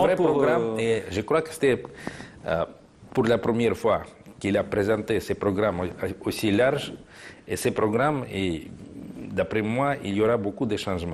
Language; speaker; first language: French; non-native, fluent; Russian